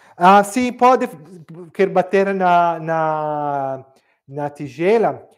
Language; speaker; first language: Portuguese; non-native, fluent; Italian